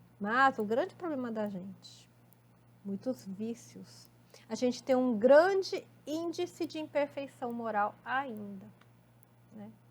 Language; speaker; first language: Portuguese; native; Portuguese